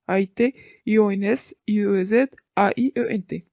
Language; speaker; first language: French; non-native, local second language; Arabic